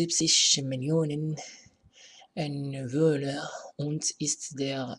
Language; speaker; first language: German; non-native, fluent; Arabic